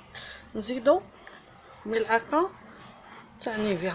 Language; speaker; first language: Arabic; native; Arabic